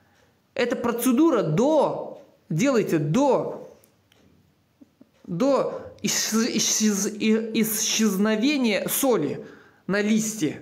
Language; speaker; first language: Russian; non-native, local second language; Uzbek